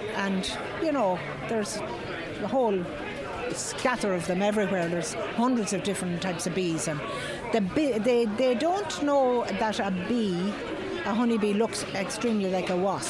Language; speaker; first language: English; native; English